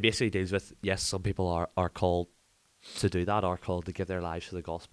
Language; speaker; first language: English; native; English